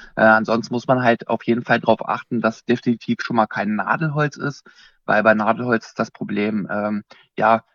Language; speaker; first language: German; native; German